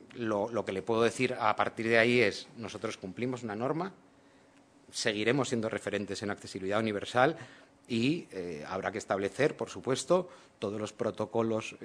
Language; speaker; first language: Spanish; native; Spanish